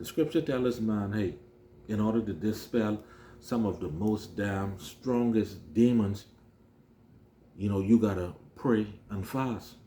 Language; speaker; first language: English; native; English